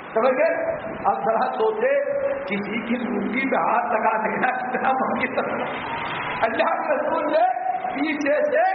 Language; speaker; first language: Urdu; native; Urdu